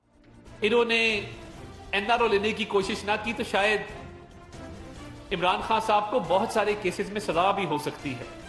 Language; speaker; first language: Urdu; non-native, local second language; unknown